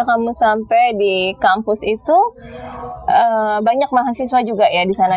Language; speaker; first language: Indonesian; native; Indonesian